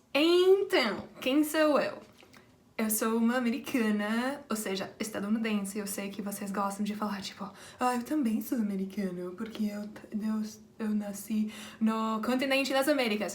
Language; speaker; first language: Portuguese; non-native, fluent; English